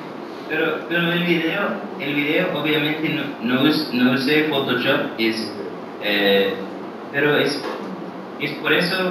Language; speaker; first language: Spanish; early bilingual, heritage; English